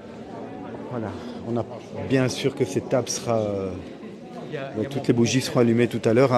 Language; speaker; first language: French; native; French